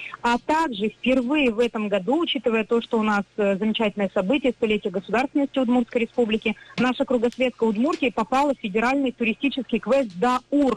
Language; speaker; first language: Russian; native; Russian